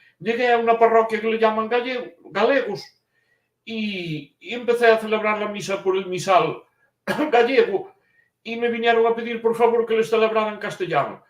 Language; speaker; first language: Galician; native; Galician